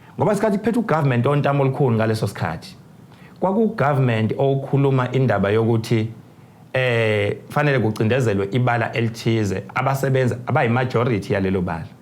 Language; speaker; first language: Zulu; native; Zulu